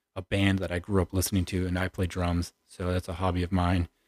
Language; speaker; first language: English; native; English